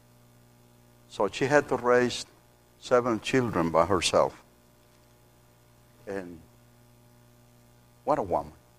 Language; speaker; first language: English; non-native, fluent; Spanish